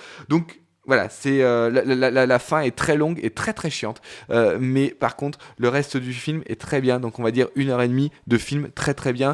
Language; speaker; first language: French; native; French